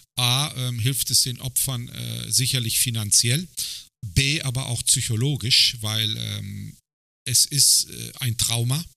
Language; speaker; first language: German; early bilingual, other home language; Turkish